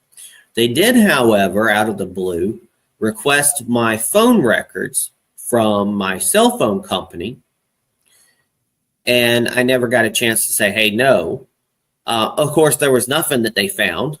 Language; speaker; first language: English; native; English